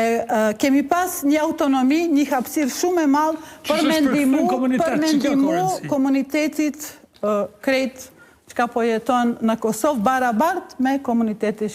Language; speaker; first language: Albanian; non-native, local second language; Bosnian